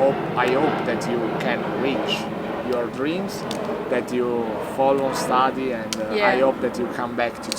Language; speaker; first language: English; non-native, learner; Italian